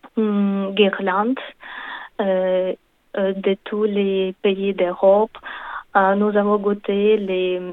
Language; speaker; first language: French; non-native, learner; Ukrainian